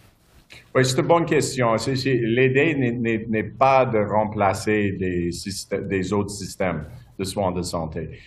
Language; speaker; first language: French; non-native, local second language; English